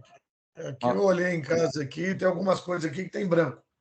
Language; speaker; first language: Portuguese; native; Portuguese